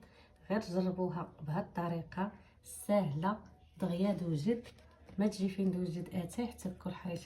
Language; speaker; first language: Arabic; native; Arabic